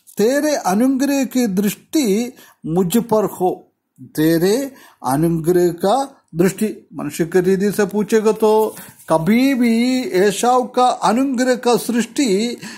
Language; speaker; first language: Hindi; non-native, local second language; Malayalam